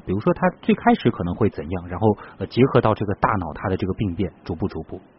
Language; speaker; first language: Chinese; native; Chinese